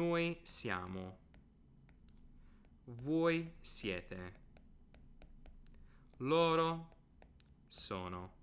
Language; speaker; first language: Italian; non-native, fluent; English